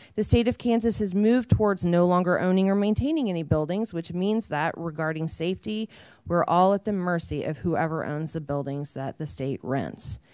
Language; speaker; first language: English; native; English